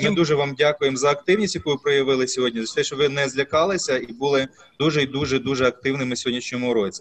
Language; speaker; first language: Ukrainian; native; Ukrainian